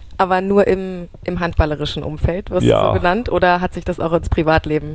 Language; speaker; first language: German; native; German